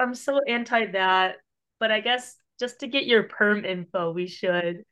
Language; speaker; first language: English; native; English